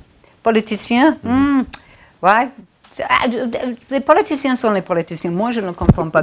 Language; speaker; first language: French; non-native, fluent; English